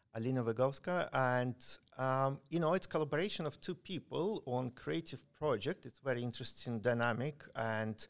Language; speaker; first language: English; non-native, fluent; Ukrainian